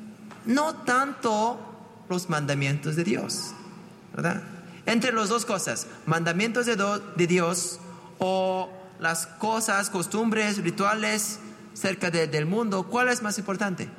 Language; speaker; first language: Spanish; non-native, fluent; English